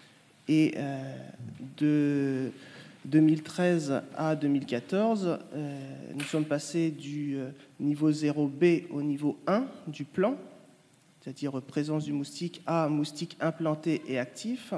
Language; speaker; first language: French; native; French